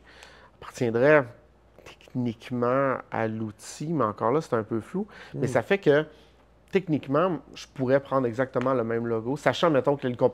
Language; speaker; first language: French; native; French